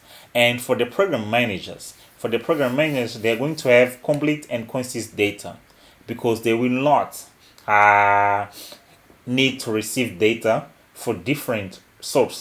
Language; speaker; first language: English; non-native, local second language; Portuguese